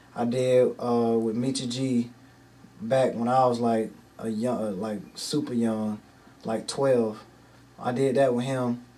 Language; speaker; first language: English; native; English